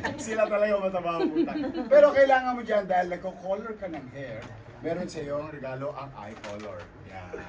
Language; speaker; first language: Filipino; native; Filipino